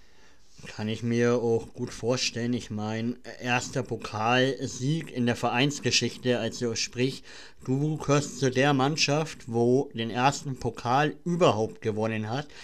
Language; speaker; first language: German; native; German